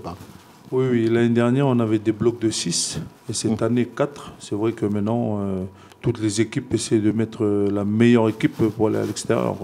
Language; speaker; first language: French; non-native, fluent; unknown